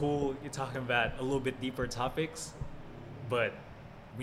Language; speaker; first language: English; early bilingual, other home language; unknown